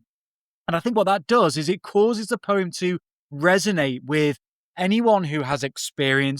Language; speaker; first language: English; native; English